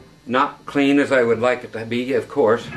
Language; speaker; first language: English; native; English